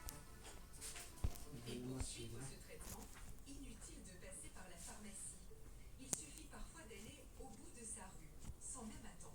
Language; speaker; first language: French; native; French